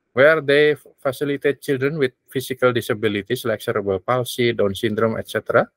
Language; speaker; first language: English; non-native, learner; Indonesian